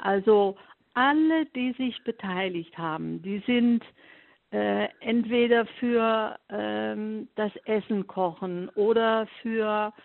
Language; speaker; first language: German; non-native, fluent; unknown